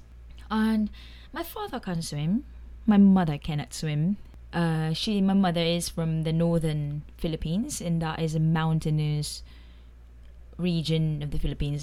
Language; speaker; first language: English; non-native, local second language; Filipino